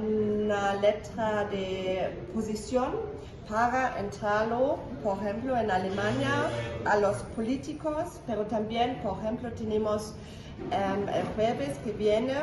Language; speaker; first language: Spanish; non-native, fluent; German